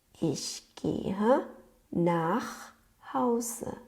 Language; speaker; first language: German; non-native, fluent; Thai